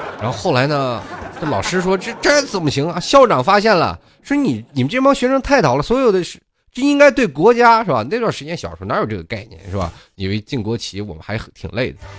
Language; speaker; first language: Chinese; native; Chinese